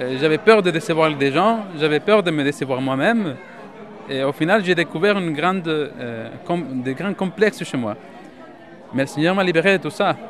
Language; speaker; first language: French; non-native, fluent; Spanish